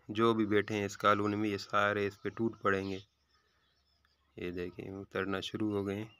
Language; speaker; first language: Urdu; non-native, local second language; Sindhi